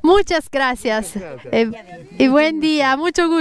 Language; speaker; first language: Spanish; non-native, learner; Italian